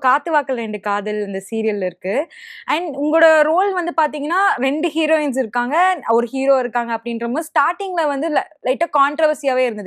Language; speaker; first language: Tamil; native; Tamil